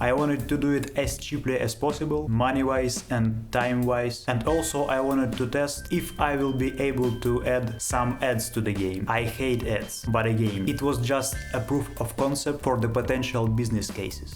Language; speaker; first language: English; non-native, fluent; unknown